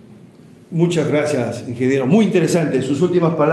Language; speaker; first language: Spanish; native; Spanish